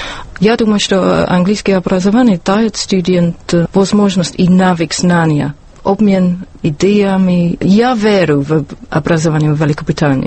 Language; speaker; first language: Russian; non-native, learner; English